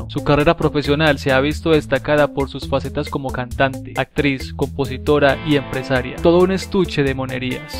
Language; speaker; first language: Spanish; native; Spanish